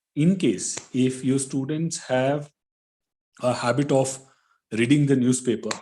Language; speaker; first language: English; non-native, local second language; Kannada